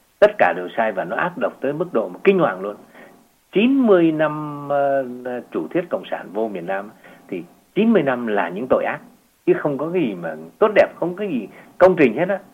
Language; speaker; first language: Vietnamese; native; Vietnamese